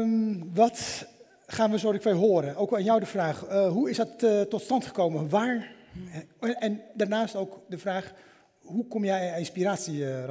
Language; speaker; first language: Dutch; native; Dutch